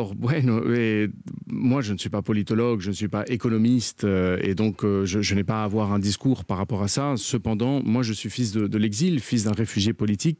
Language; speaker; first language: French; early bilingual, heritage; Spanish